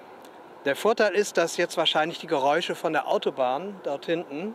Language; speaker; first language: German; native; German